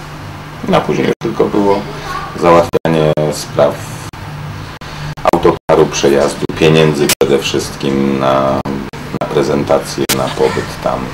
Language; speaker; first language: Polish; native; Polish